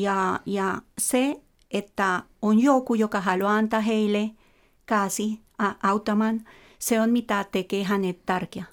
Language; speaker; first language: Finnish; non-native, fluent; Spanish